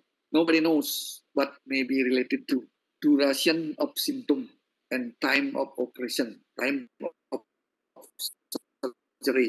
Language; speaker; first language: English; non-native, fluent; Indonesian